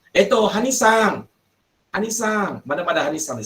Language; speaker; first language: Japanese; non-native, fluent; Malay